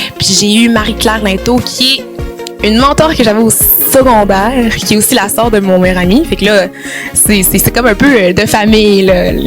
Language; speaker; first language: French; native; French